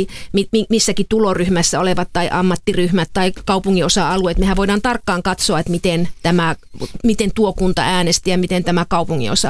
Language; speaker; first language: Finnish; native; Finnish